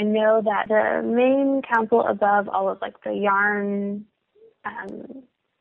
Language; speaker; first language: English; native; English